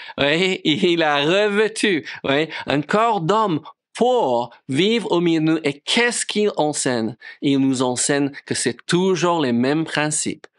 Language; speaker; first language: French; non-native, fluent; English